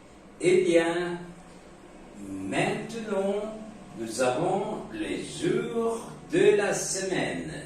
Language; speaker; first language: French; non-native, fluent; Spanish